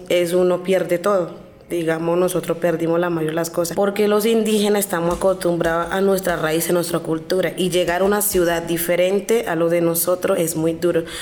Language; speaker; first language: Spanish; non-native, local second language; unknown